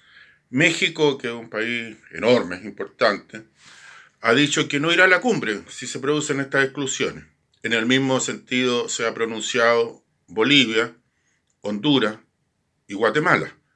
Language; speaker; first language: Spanish; native; Spanish